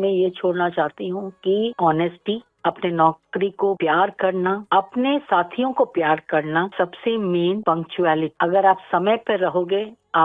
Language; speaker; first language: Hindi; native; Hindi